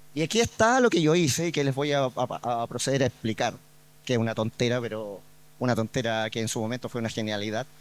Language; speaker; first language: Spanish; native; Spanish